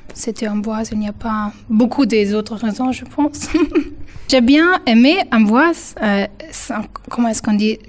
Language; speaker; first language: French; non-native, fluent; German